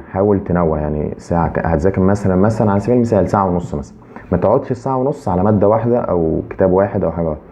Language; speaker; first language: Arabic; native; Arabic